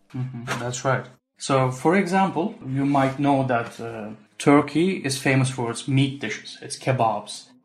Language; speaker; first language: English; non-native, fluent; Turkish